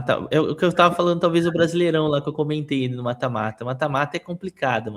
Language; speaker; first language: Portuguese; native; Portuguese